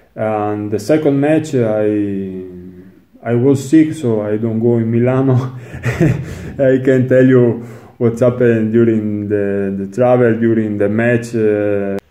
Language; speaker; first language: English; non-native, learner; Italian